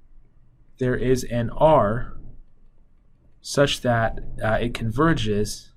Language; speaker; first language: English; native; English